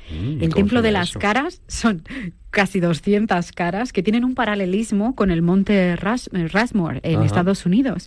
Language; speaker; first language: Spanish; native; Spanish